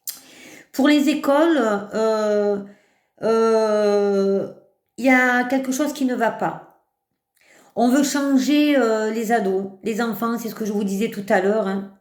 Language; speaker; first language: French; native; French